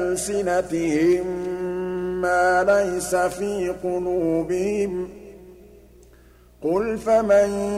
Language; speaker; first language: Arabic; native; Arabic